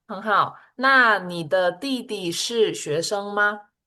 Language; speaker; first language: Chinese; non-native, fluent; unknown